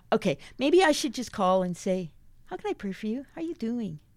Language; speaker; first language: English; native; English